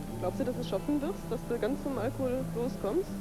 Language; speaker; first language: German; native; German